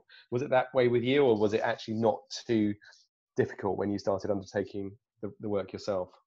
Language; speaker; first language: English; native; English